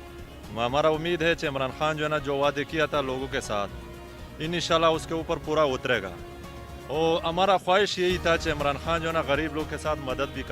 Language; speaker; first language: Hindi; non-native, local second language; Pashto